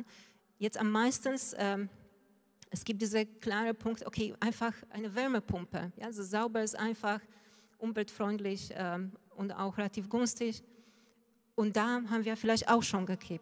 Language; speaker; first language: German; non-native, fluent; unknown